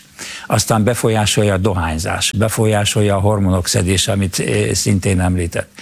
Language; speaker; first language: Hungarian; native; Hungarian